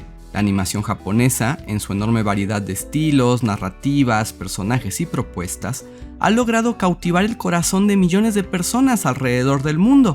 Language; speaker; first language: Spanish; native; Spanish